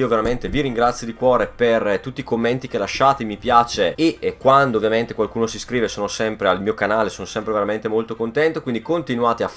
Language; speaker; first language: Italian; native; Italian